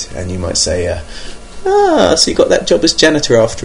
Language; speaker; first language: English; native; English